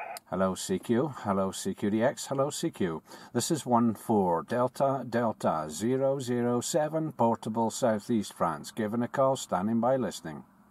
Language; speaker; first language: English; native; English